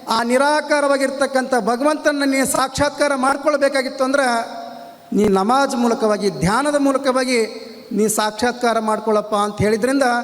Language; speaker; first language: Kannada; native; Kannada